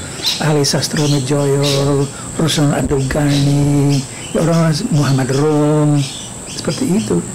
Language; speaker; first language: Indonesian; non-native, fluent; English